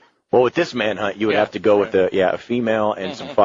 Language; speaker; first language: English; native; English